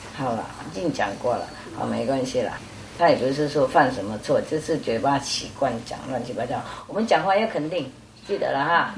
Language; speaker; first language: Chinese; non-native, fluent; Vietnamese